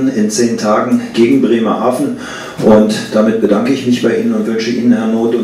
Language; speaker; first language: German; native; German